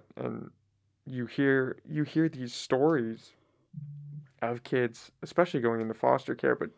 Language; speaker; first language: English; early bilingual, other home language; Spanish